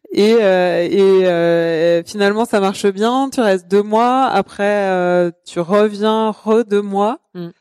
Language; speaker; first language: French; native; French